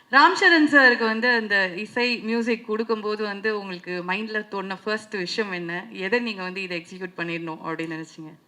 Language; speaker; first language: Tamil; native; Tamil